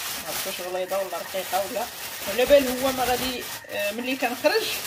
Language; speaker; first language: Arabic; native; Arabic